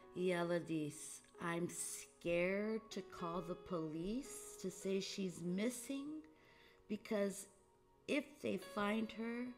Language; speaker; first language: English; early bilingual, other home language; Portuguese